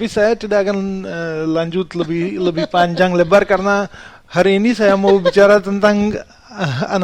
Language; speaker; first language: Indonesian; non-native, fluent; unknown